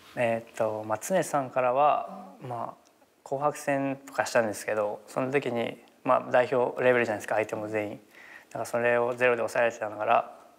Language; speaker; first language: Japanese; native; Japanese